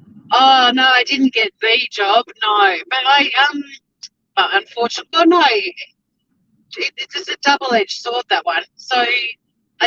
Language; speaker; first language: English; native; English